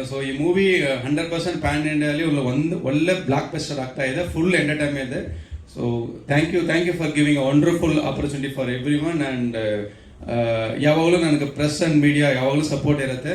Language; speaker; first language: Kannada; non-native, learner; Tamil